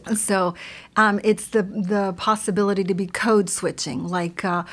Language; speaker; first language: English; early bilingual, other home language; Spanish